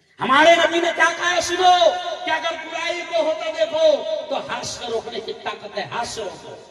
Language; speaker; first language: Urdu; native; Urdu